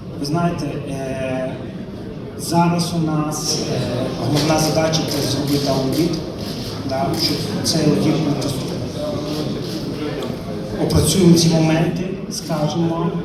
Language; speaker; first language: Ukrainian; non-native, local second language; Russian